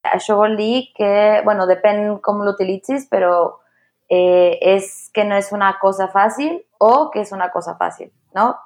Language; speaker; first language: Catalan; non-native, fluent; Spanish